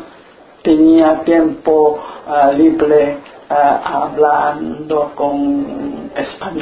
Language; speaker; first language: Spanish; non-native, learner; Chinese